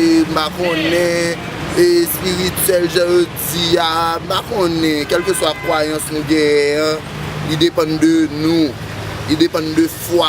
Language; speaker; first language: French; non-native, learner; Haitian Creole